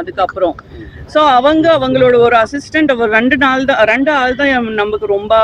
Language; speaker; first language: Tamil; non-native, fluent; Gujarati